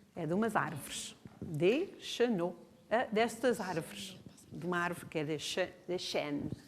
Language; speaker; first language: Portuguese; non-native, fluent; English